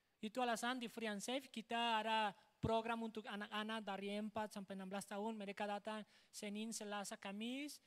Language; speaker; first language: Indonesian; non-native, fluent; Spanish